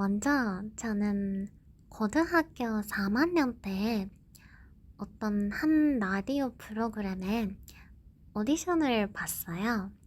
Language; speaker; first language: Korean; non-native, fluent; Japanese